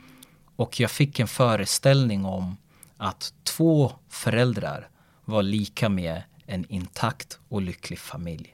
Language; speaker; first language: Swedish; early bilingual, other home language; Lingala